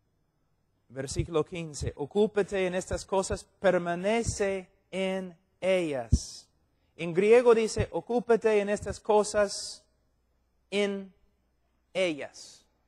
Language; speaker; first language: Spanish; non-native, fluent; English